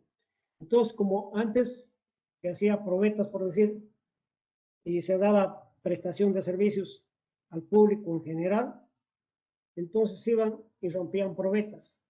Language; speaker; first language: Spanish; native; Spanish